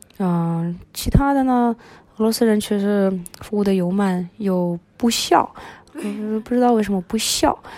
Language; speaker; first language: Chinese; early bilingual, other home language; Russian